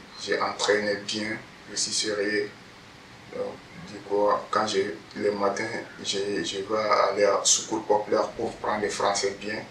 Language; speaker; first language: French; non-native, learner; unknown